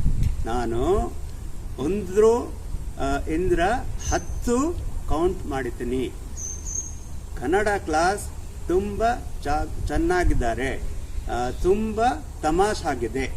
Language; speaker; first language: Kannada; non-native, learner; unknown